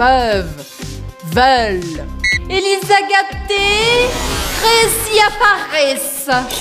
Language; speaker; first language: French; non-native, learner; Portuguese